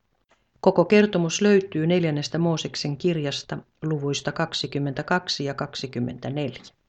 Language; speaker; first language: Finnish; native; Finnish